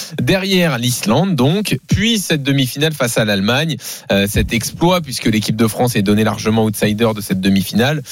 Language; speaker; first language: French; native; French